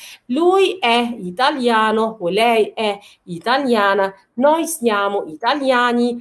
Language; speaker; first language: Arabic; native; Arabic